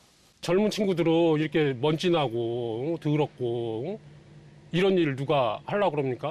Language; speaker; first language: Korean; native; Korean